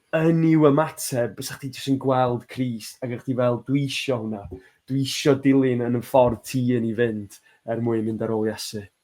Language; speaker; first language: Welsh; native; Welsh